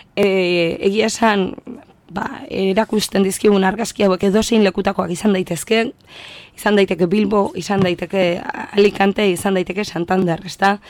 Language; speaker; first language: Basque; native; Basque